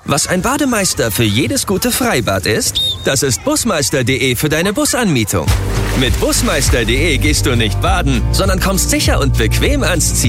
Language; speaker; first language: German; native; German